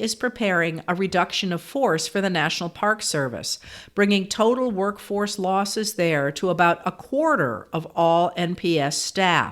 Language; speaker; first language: English; native; English